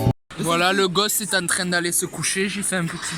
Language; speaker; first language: French; native; French